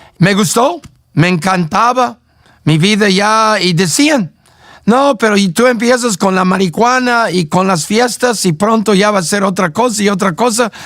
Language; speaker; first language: Spanish; non-native, fluent; English